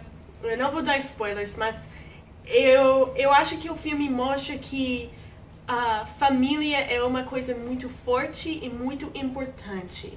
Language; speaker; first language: Portuguese; non-native, fluent; English